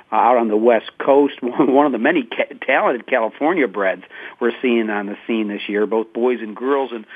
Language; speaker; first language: English; native; English